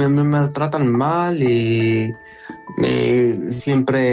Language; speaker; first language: Spanish; non-native, learner; Arabic